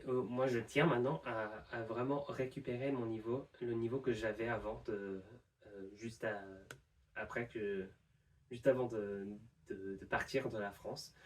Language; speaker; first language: French; non-native, fluent; English